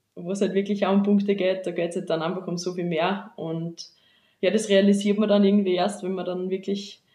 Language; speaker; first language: German; native; German